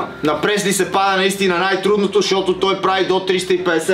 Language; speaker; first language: Bulgarian; native; Bulgarian